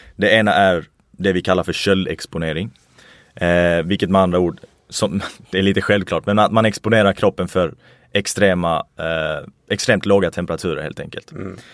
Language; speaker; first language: Swedish; native; Swedish